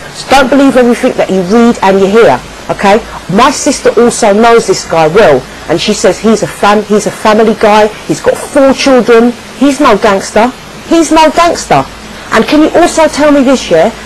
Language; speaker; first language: English; native; English